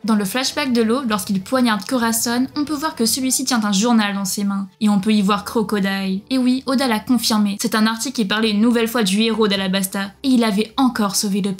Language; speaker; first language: French; native; French